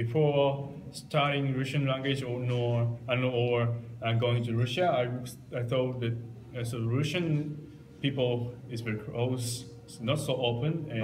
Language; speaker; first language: English; non-native, learner; Japanese